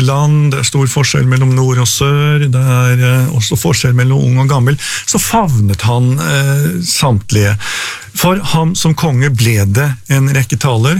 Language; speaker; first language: Norwegian; native; Norwegian